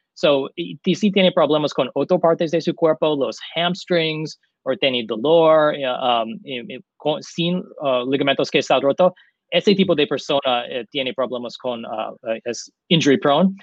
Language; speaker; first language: Spanish; non-native, learner; English